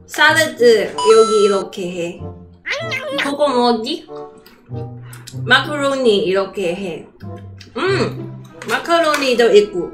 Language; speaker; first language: Korean; non-native, learner; Cantonese